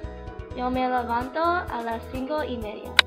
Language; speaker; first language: Spanish; non-native, learner; English